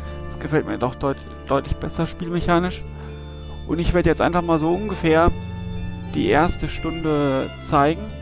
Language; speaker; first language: German; native; German